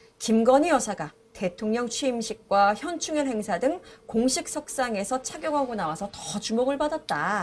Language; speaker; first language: Korean; native; Korean